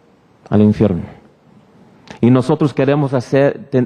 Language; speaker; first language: Spanish; early bilingual, heritage; Spanish